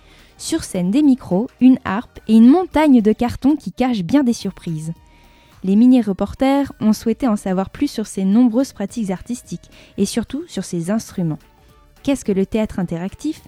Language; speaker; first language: French; native; French